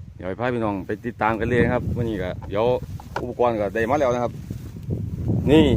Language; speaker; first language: Thai; native; Thai